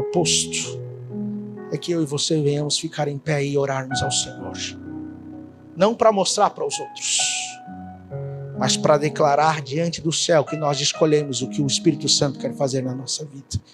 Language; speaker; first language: Portuguese; native; Portuguese